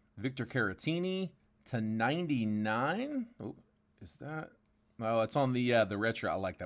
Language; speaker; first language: English; native; English